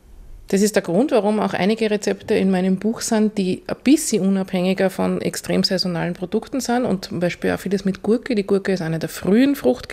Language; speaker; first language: German; native; German